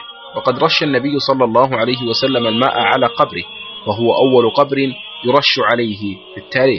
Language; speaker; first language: Arabic; native; Arabic